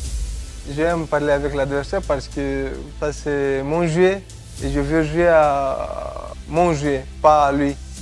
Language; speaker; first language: French; non-native, learner; Romanian